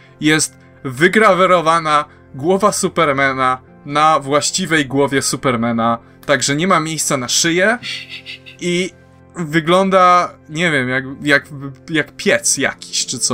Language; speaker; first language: Polish; native; Polish